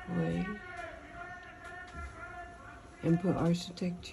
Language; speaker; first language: French; non-native, learner; English